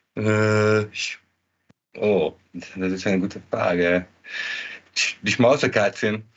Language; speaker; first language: German; non-native, learner; Italian